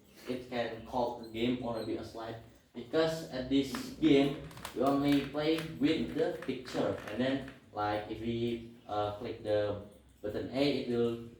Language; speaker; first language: English; non-native, learner; Indonesian